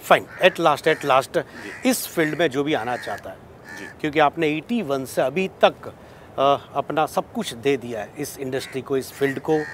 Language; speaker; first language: Hindi; non-native, local second language; Gujarati